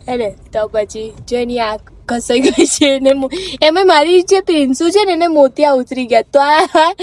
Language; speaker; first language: Gujarati; native; Gujarati